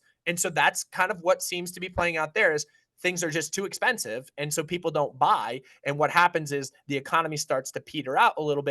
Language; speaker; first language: English; native; English